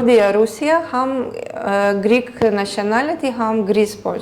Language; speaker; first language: Hindi; non-native, learner; Greek